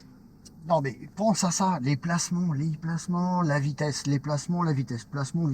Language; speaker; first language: French; native; French